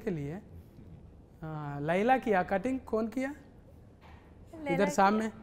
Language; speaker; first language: Hindi; non-native, local second language; Telugu